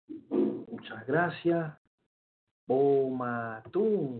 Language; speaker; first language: Spanish; early bilingual, heritage; Spanish